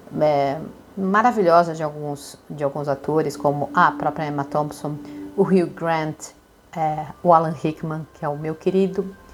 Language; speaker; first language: Portuguese; native; Portuguese